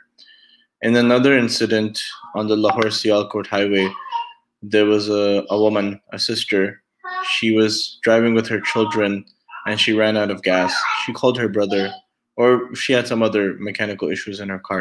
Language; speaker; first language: English; native; English